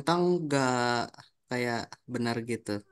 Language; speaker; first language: Indonesian; native; Indonesian